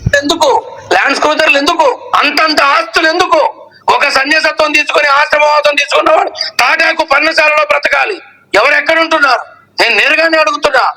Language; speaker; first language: Telugu; native; Telugu